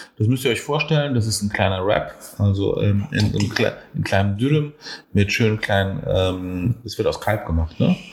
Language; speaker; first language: German; early bilingual, other home language; Turkish